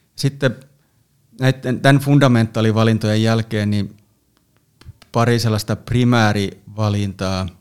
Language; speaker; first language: Finnish; native; Finnish